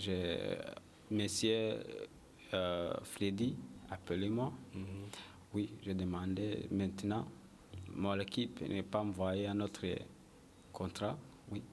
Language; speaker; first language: French; non-native, learner; Kinyarwanda